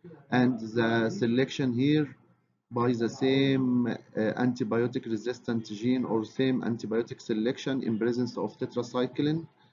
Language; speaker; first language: English; non-native, fluent; Arabic